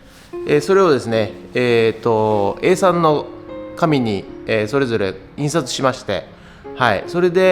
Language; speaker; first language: Japanese; native; Japanese